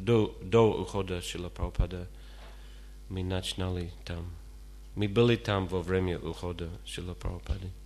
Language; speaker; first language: Russian; non-native, fluent; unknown